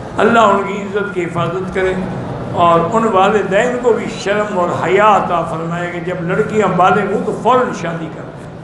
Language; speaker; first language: Urdu; native; Urdu